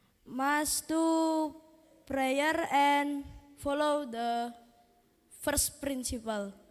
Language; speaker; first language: English; non-native, learner; Indonesian